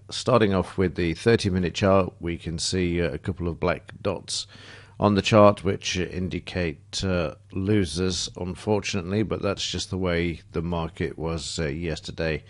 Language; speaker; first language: English; native; English